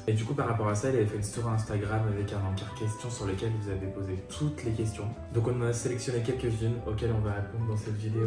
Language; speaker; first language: French; native; French